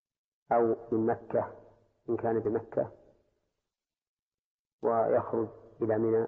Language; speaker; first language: Arabic; native; Arabic